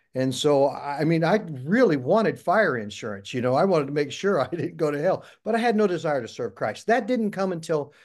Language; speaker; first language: English; native; English